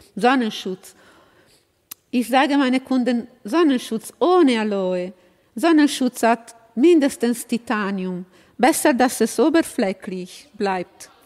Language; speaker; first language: German; non-native, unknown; Italian